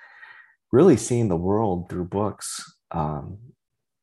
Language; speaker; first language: English; early bilingual, other home language; Vietnamese